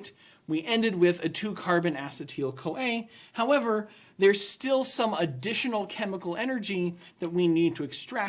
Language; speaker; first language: English; native; English